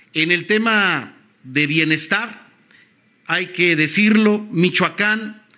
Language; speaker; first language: Spanish; native; Spanish